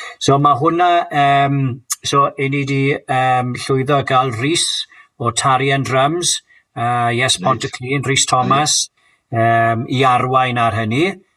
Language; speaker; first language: Welsh; native; Welsh